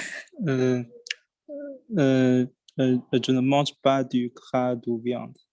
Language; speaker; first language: French; non-native, learner; Chinese